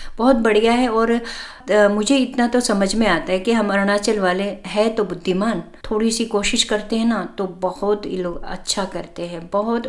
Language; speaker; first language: Hindi; non-native, local second language; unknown